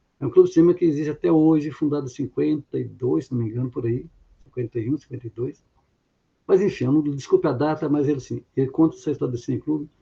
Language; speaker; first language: Portuguese; native; Portuguese